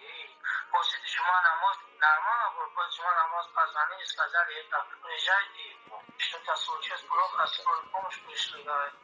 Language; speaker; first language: Russian; non-native, learner; Tajik